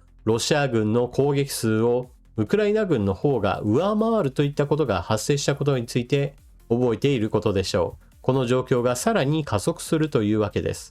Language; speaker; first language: Japanese; native; Japanese